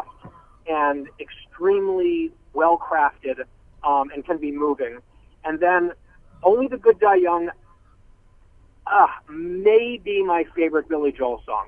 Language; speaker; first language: English; native; English